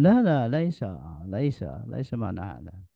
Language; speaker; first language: Arabic; non-native, fluent; Indonesian